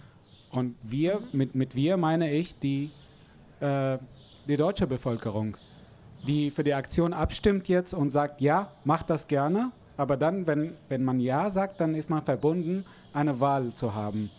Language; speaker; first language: German; non-native, fluent; Arabic